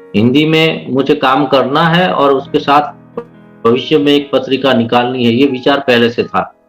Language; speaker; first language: Hindi; non-native, local second language; Gujarati